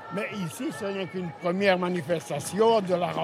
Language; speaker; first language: French; early bilingual, other home language; Spanish